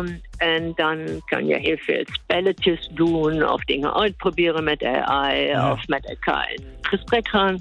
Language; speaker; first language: Dutch; non-native, fluent; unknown